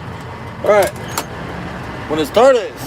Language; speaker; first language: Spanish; early bilingual, heritage; English